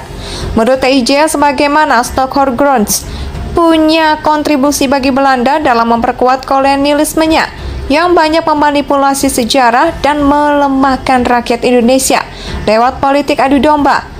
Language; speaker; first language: Indonesian; native; Indonesian